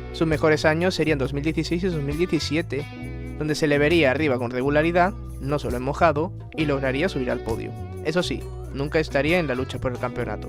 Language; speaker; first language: Spanish; native; Spanish